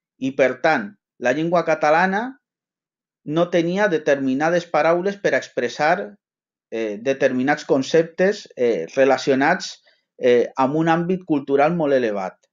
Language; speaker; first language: Catalan; non-native, local second language; Spanish